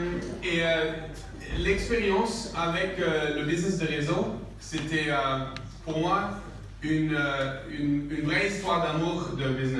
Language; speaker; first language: French; non-native, learner; English